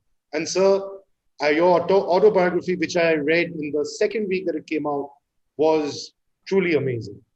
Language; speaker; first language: English; non-native, local second language; Hindi